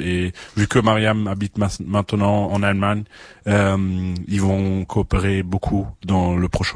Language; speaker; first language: French; non-native, fluent; German